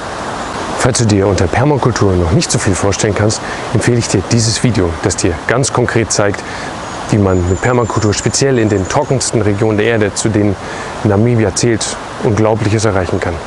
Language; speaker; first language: German; native; German